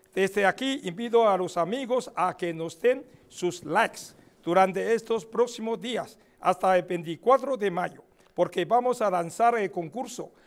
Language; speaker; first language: Spanish; non-native, fluent; Chinese